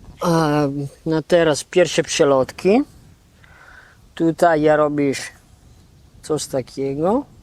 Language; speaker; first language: Polish; non-native, learner; Italian